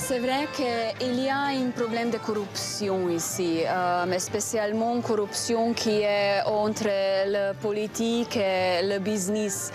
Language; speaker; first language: French; non-native, fluent; Slovenian